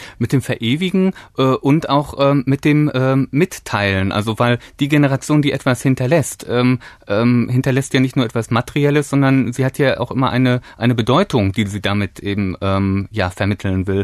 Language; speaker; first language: German; native; German